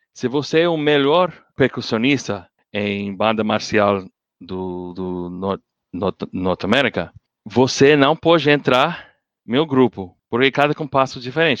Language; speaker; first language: Portuguese; non-native, learner; English